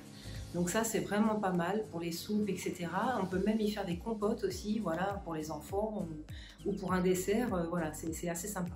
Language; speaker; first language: French; native; French